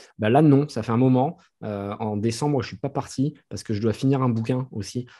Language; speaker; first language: French; native; French